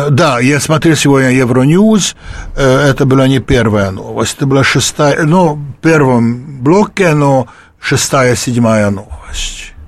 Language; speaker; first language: Russian; non-native, fluent; Hungarian